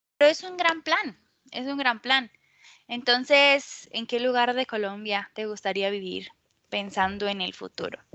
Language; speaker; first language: Spanish; native; Spanish